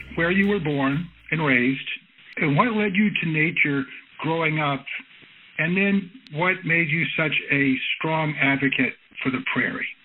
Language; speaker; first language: English; native; English